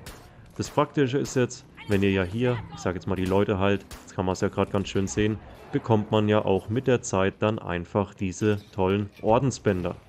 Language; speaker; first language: German; native; German